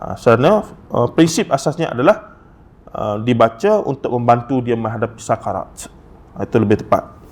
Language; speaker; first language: Malay; native; Malay